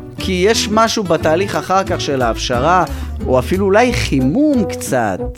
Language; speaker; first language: Hebrew; native; Hebrew